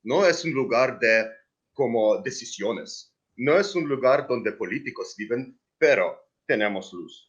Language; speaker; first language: Spanish; non-native, learner; Ukrainian